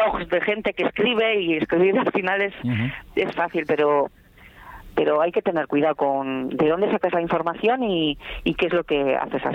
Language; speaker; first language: Spanish; native; Spanish